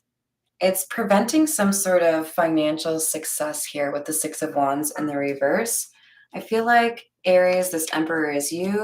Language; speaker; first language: English; native; English